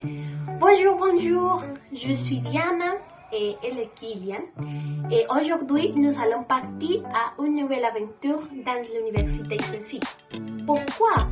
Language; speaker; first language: French; non-native, learner; Spanish